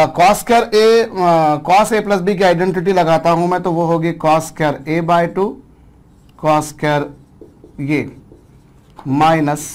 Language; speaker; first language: Hindi; native; Hindi